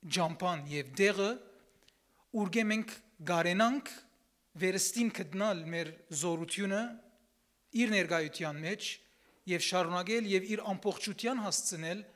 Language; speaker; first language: Armenian; early bilingual, heritage; Armenian